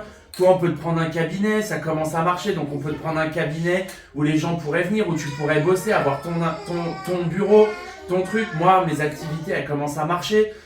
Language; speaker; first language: French; native; French